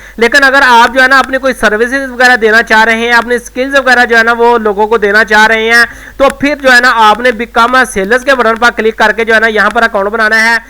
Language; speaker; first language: Urdu; non-native, local second language; Punjabi